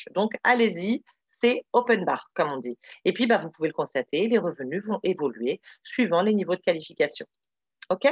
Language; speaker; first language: French; native; French